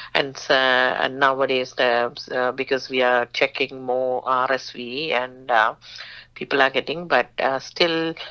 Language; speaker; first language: English; non-native, local second language; Tamil